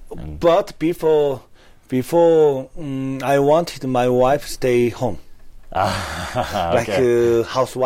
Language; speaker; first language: English; non-native, learner; Korean